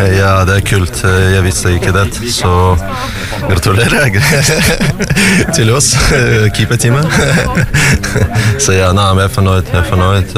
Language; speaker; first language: Norwegian; non-native, learner; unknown